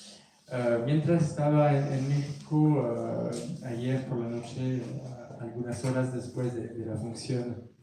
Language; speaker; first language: Spanish; non-native, fluent; French